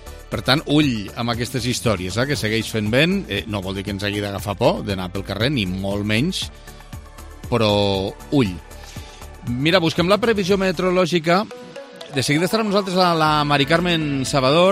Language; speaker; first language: Catalan; native; Catalan